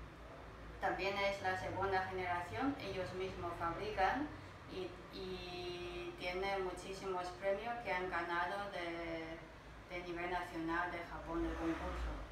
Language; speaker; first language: Spanish; non-native, fluent; Chinese